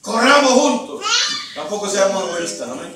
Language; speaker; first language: Spanish; native; Spanish